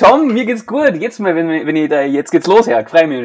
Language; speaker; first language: German; native; German